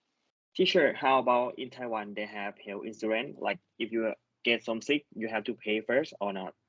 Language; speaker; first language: English; non-native, learner; Thai